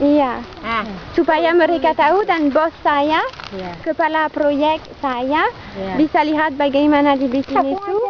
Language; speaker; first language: Indonesian; non-native, fluent; French